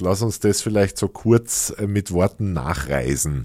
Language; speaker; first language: German; native; German